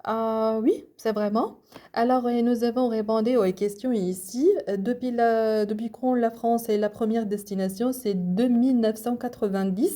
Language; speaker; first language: French; non-native, learner; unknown